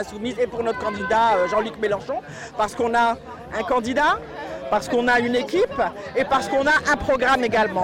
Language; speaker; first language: French; native; French